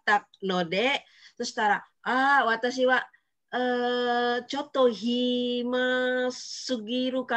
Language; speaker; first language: Japanese; non-native, fluent; Indonesian